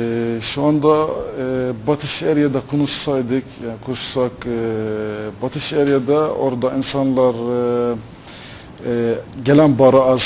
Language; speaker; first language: Turkish; non-native, fluent; Arabic